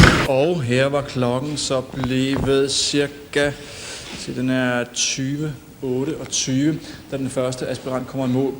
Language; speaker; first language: Danish; native; Danish